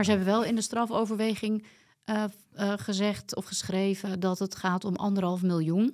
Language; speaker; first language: Dutch; native; Dutch